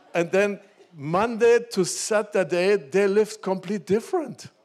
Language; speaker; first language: English; non-native, fluent; German